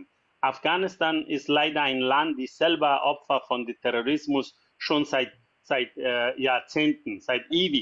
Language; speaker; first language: German; non-native, fluent; Persian